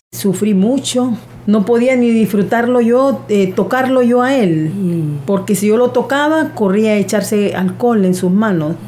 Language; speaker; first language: Spanish; native; Spanish